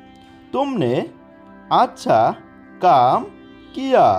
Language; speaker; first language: Hindi; non-native, fluent; Bangla